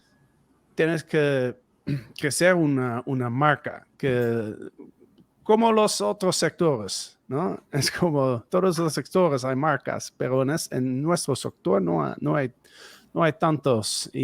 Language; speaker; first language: Spanish; non-native, fluent; Dutch